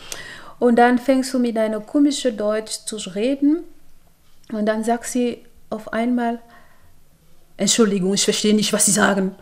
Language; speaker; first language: German; non-native, fluent; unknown